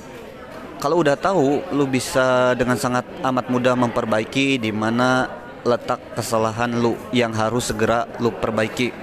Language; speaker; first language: Indonesian; native; Indonesian